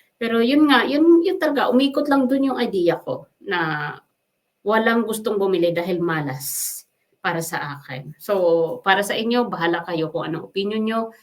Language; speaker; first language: Filipino; non-native, local second language; Waray